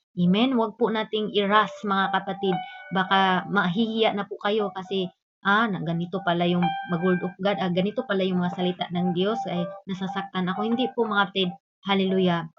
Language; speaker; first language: Filipino; non-native, local second language; Cebuano